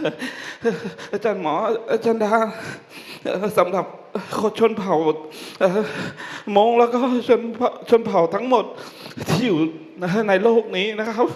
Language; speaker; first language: Thai; non-native, local second language; Hmong